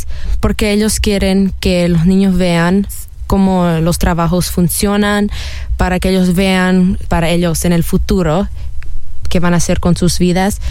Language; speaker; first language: Spanish; early bilingual, heritage; Spanish